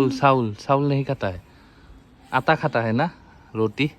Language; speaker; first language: Hindi; non-native, local second language; Assamese